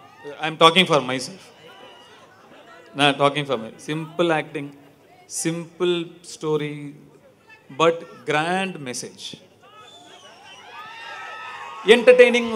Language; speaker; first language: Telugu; non-native, learner; Tamil